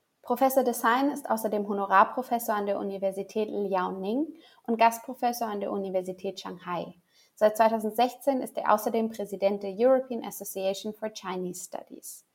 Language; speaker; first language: German; native; German